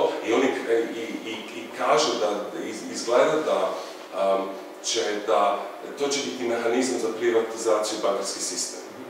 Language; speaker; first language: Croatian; non-native, fluent; English